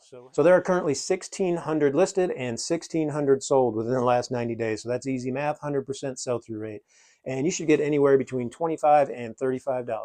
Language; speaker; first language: English; native; English